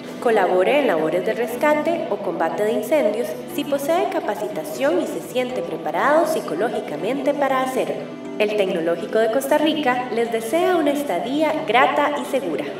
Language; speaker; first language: Spanish; native; Spanish